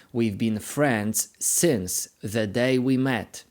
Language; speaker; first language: English; non-native, fluent; Polish